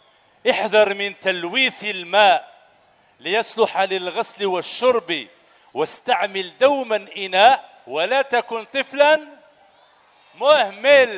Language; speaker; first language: Arabic; native; Arabic